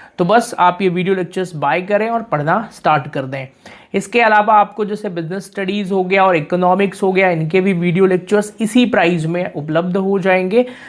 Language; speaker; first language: Hindi; native; Hindi